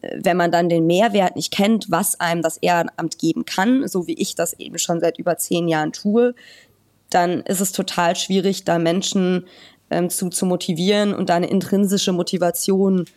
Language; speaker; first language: German; native; German